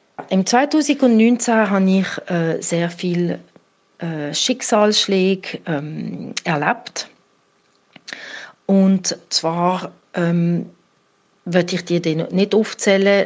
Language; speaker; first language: German; native; German